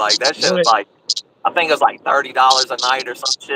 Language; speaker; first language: English; native; English